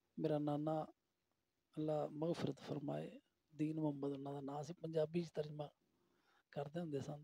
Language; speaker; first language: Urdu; non-native, local second language; Punjabi